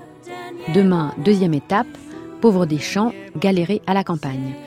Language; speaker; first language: French; non-native, learner; Arabic